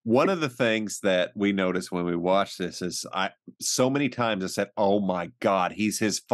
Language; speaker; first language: English; native; English